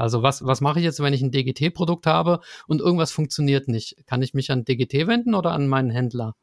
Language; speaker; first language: German; native; German